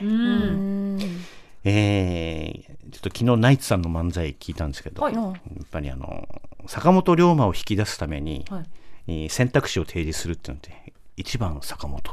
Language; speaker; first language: Japanese; native; Japanese